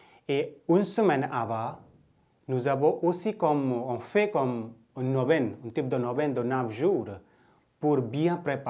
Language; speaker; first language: French; non-native, fluent; Bangla